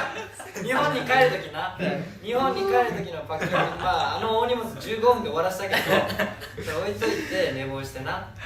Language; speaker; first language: Japanese; native; Japanese